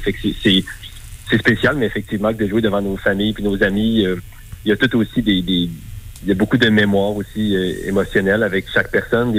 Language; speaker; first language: French; native; French